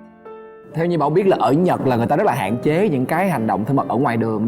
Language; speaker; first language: Vietnamese; native; Vietnamese